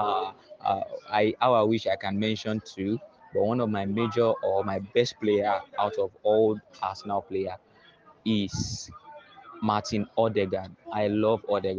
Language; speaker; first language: English; non-native, local second language; Yoruba